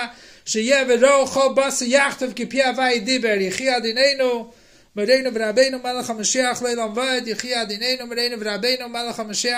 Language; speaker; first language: Hebrew; non-native, fluent; English